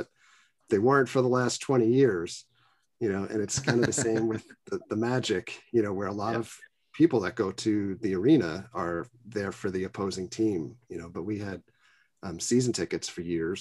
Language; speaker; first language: English; native; English